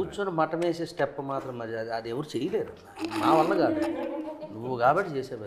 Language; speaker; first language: Telugu; native; Telugu